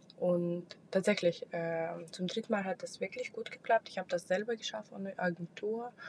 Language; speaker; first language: German; non-native, fluent; Russian